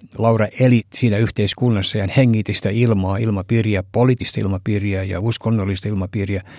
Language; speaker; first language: Finnish; early bilingual, heritage; Finnish